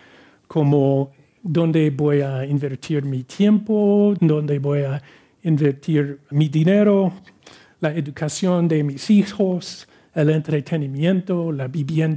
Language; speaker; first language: Spanish; non-native, fluent; English